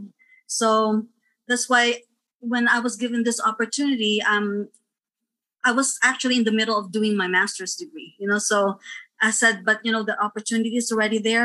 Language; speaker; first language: English; non-native, local second language; Filipino